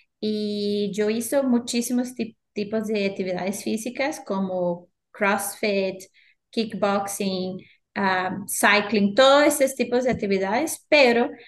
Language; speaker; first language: Spanish; non-native, fluent; Portuguese